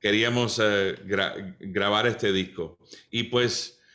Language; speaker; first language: Spanish; early bilingual, other home language; English